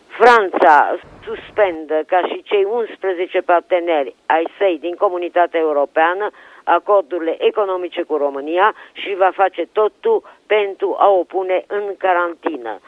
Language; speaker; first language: Romanian; native; Romanian